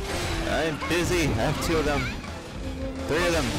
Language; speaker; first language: English; native; English